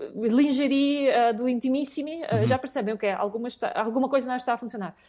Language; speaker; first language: Portuguese; non-native, fluent; Russian